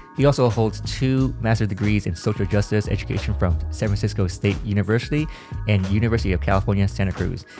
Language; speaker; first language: English; native; English